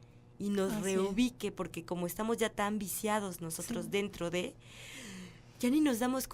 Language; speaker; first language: Spanish; native; Spanish